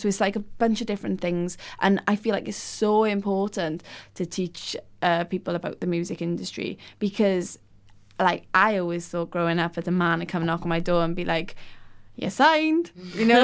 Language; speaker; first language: English; native; English